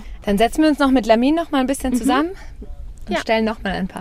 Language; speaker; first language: German; native; German